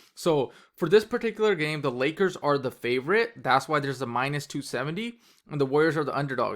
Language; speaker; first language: English; native; English